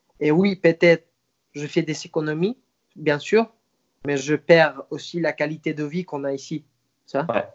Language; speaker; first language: French; non-native, fluent; Spanish